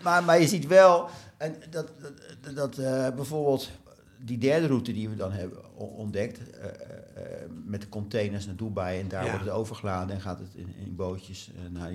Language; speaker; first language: Dutch; native; Dutch